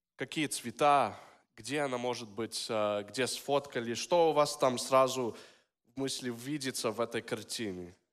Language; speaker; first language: Russian; early bilingual, heritage; Russian